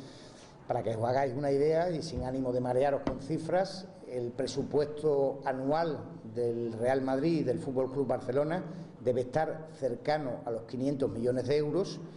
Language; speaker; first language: Spanish; native; Spanish